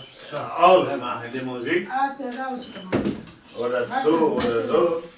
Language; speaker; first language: German; non-native, learner; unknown